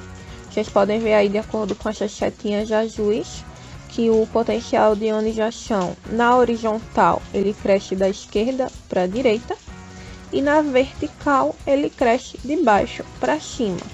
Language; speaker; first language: Portuguese; native; Portuguese